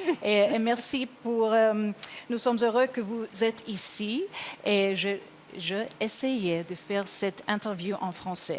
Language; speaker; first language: French; non-native, learner; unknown